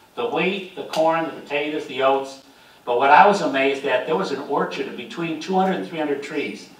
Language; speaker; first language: English; native; English